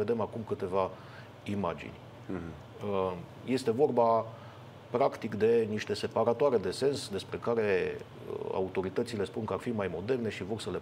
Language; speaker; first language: Romanian; native; Romanian